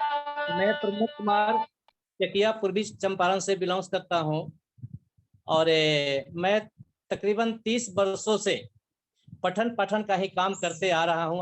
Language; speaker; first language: Hindi; native; Hindi